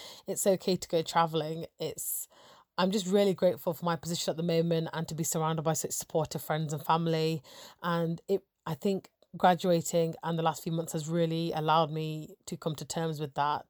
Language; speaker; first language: English; native; English